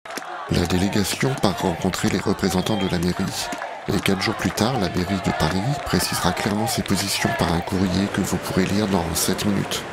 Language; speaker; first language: French; native; French